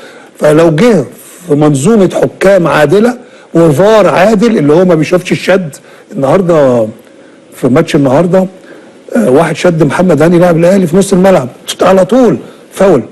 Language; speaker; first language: Arabic; native; Arabic